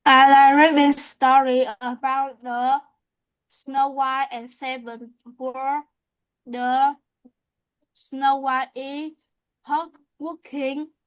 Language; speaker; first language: English; non-native, learner; Vietnamese